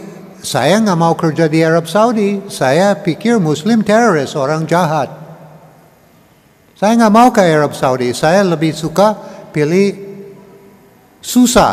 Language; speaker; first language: Indonesian; non-native, learner; English